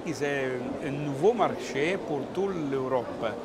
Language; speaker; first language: French; non-native, learner; Italian